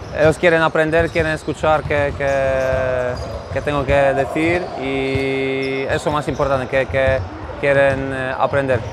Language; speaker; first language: Spanish; non-native, learner; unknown